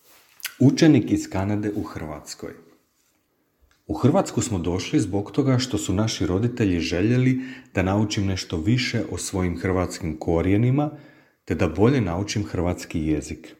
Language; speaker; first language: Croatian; early bilingual, heritage; Croatian